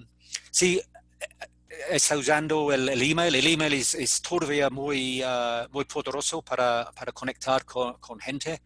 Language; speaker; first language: Spanish; non-native, fluent; English